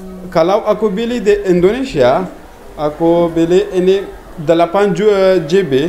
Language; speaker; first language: Indonesian; non-native, learner; Persian